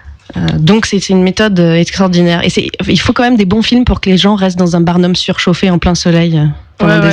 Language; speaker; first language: French; native; French